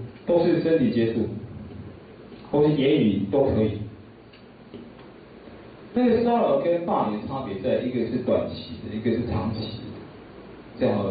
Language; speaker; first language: Chinese; native; Chinese